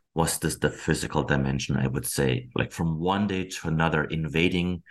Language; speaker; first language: English; non-native, fluent; German